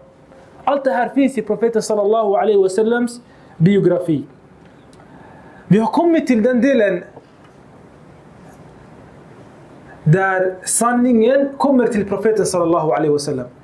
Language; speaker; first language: Swedish; early bilingual, other home language; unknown